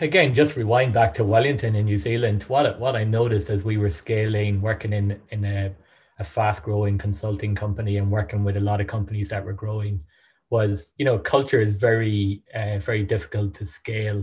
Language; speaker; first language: English; native; English